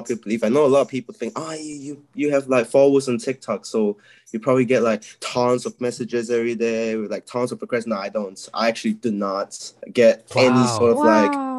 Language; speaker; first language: English; non-native, local second language; Chinese